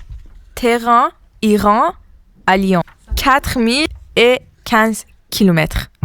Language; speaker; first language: French; non-native, learner; Persian